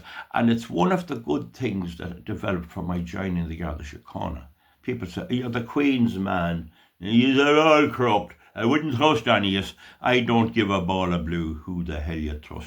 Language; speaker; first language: English; native; English